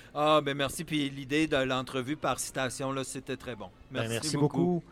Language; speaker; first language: French; native; French